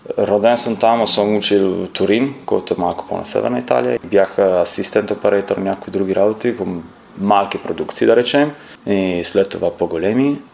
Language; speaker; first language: Bulgarian; non-native, fluent; Italian